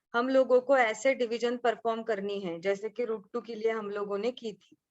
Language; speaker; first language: Hindi; non-native, local second language; Marathi